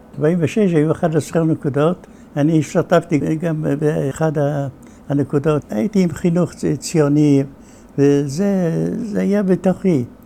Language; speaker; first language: Hebrew; non-native, fluent; Yiddish